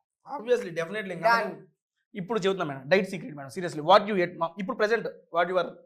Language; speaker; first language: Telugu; native; Telugu